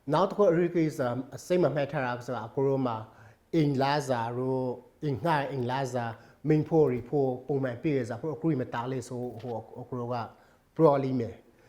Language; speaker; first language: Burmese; native; Burmese